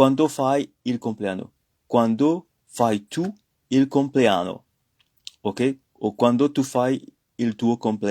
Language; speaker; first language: Italian; non-native, fluent; French